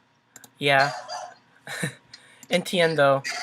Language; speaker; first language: Spanish; non-native, learner; English